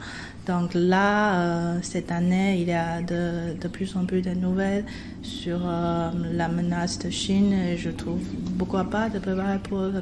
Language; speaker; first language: French; non-native, fluent; Chinese